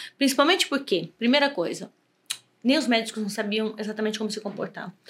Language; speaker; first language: Portuguese; native; Portuguese